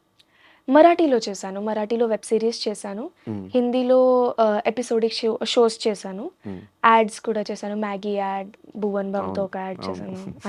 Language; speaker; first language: Telugu; non-native, local second language; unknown